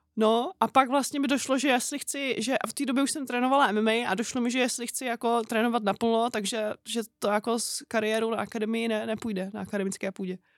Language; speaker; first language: Czech; native; Czech